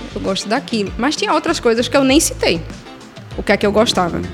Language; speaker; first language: Portuguese; native; Portuguese